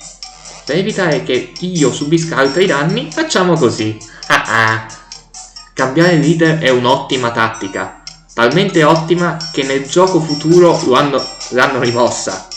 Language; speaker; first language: Italian; native; Italian